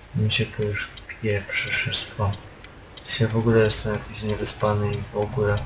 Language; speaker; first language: Polish; native; Polish